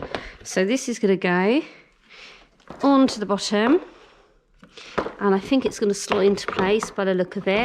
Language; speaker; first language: English; native; English